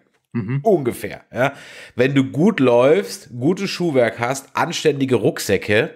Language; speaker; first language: German; native; German